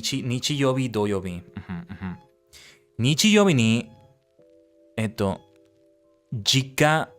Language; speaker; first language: Japanese; non-native, learner; English